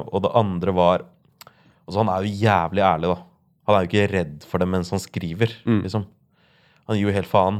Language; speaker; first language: Norwegian; native; Norwegian